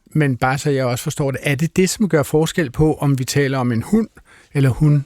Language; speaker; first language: Danish; native; Danish